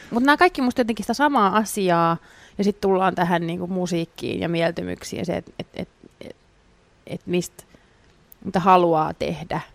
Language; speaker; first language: Finnish; native; Finnish